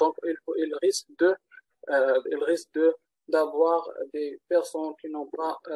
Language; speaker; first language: French; non-native, learner; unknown